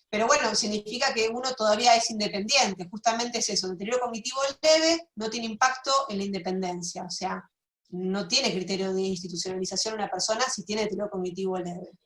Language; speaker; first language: Spanish; native; Spanish